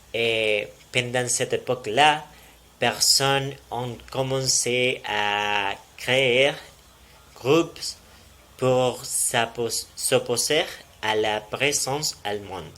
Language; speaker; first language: French; non-native, learner; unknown